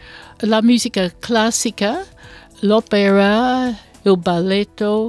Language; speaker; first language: Italian; non-native, learner; English